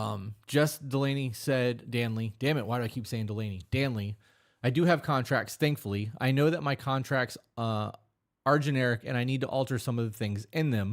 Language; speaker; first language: English; native; English